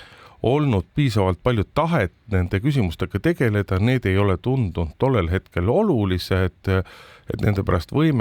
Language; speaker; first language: Estonian; native; Estonian